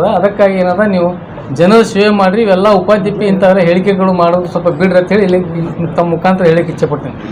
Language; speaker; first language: Kannada; native; Kannada